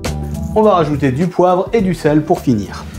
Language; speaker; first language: French; native; French